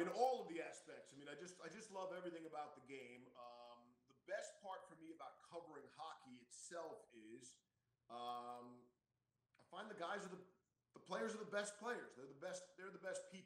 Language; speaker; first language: English; native; English